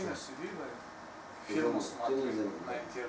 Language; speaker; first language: Russian; non-native, learner; Tajik